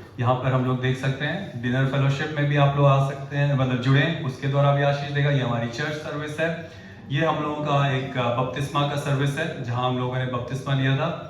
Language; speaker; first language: Hindi; native; Hindi